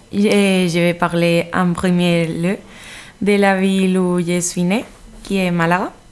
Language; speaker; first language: French; non-native, learner; Spanish